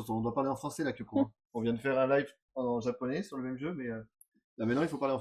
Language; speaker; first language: French; native; French